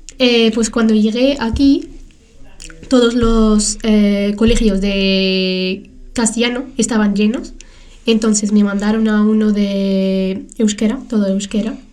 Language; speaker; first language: Spanish; early bilingual, other home language; Tachelhit